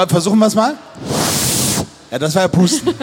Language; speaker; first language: German; native; German